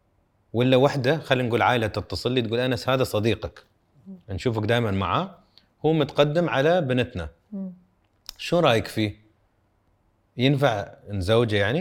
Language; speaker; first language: Arabic; native; Arabic